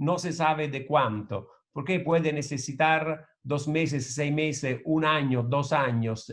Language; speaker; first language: Spanish; non-native, fluent; Italian